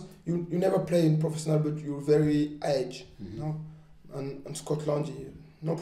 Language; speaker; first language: English; non-native, learner; French